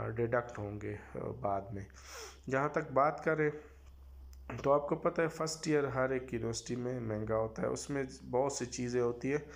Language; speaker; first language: Urdu; non-native, local second language; Pashto